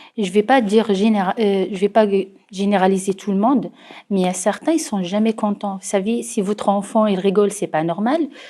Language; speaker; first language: French; non-native, fluent; Arabic